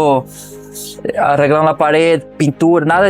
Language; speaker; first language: Portuguese; early bilingual, heritage; Portuguese